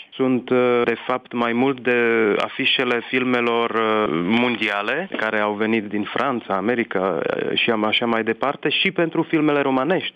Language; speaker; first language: Romanian; non-native, fluent; Czech